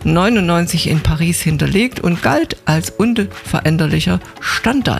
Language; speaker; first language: German; native; German